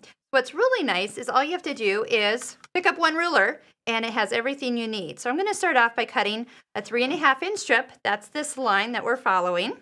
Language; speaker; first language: English; native; English